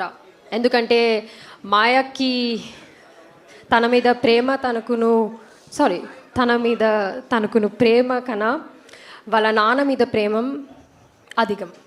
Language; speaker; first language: Telugu; non-native, learner; English